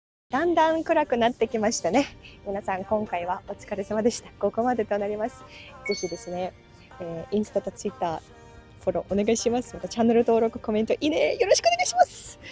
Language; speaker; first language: Japanese; non-native, fluent; Russian